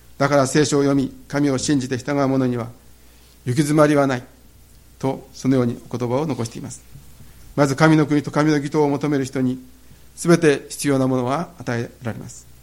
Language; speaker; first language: Japanese; native; Japanese